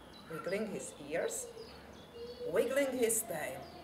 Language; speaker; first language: English; non-native, fluent; Czech